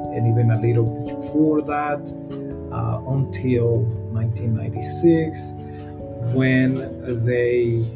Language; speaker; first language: English; non-native, fluent; Spanish